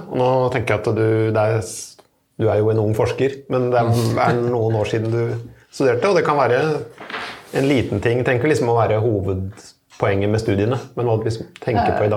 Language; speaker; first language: Norwegian; native; Norwegian